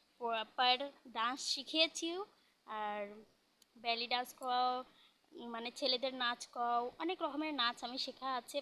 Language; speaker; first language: Bangla; early bilingual, heritage; Bangla